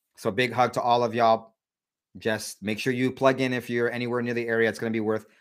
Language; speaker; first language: English; native; English